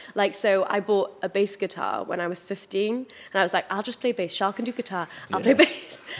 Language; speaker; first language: English; native; English